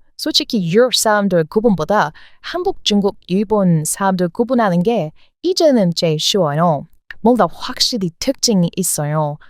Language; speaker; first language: Korean; non-native, fluent; English